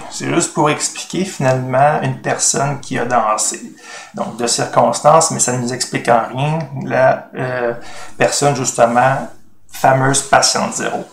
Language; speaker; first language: French; native; French